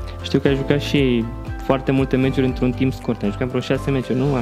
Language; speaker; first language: Romanian; native; Romanian